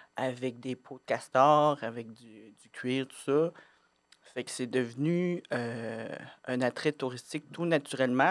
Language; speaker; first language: French; native; French